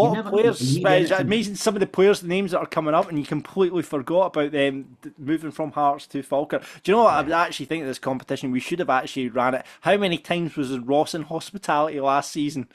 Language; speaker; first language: English; native; English